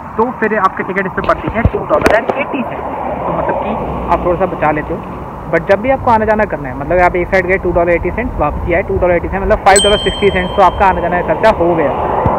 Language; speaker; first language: Hindi; non-native, local second language; Punjabi